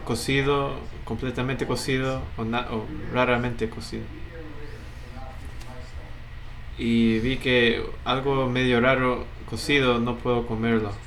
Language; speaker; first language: Spanish; non-native, fluent; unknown